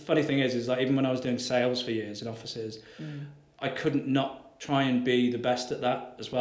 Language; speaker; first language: English; native; English